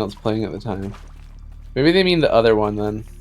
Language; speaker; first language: English; native; English